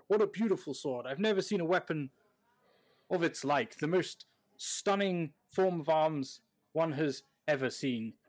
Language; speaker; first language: English; native; English